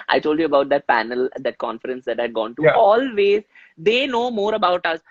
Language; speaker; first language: English; non-native, local second language; Hindi